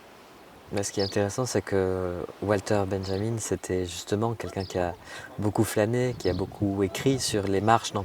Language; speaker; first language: French; native; French